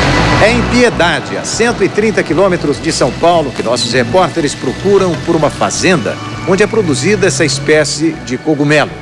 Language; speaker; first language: Portuguese; native; Portuguese